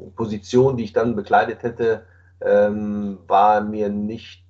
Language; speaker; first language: German; native; German